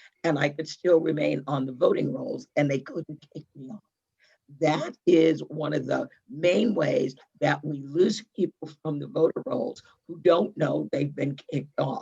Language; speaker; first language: English; native; English